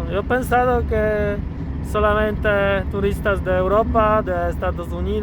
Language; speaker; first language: Spanish; non-native, learner; Polish